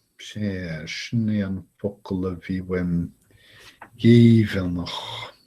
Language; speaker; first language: Irish; non-native, fluent; English